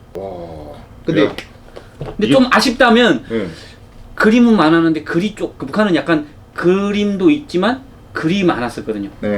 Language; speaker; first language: Korean; native; Korean